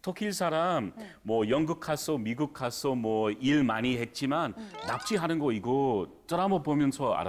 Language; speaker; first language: Korean; non-native, fluent; English